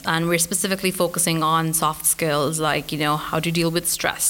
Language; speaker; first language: English; non-native, local second language; Urdu